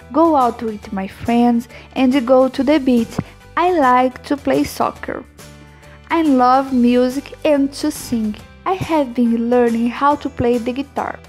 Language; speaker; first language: English; non-native, learner; Portuguese